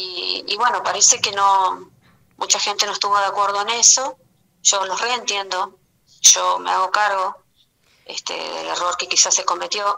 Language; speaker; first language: Spanish; native; Spanish